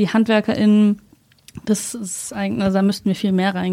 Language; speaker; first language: German; native; German